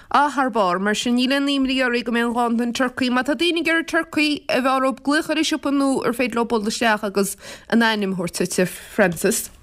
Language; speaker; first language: Irish; native; Irish